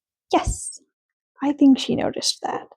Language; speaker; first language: English; native; English